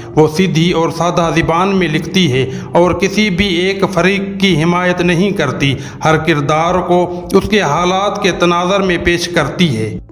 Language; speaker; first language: Urdu; non-native, local second language; Sindhi